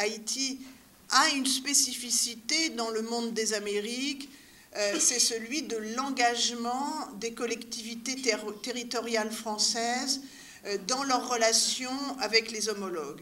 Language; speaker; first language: French; native; French